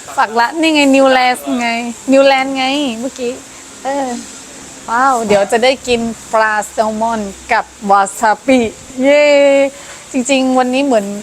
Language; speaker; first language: Thai; non-native, fluent; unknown